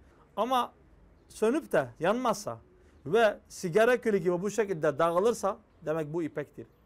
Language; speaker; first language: Turkish; native; Turkish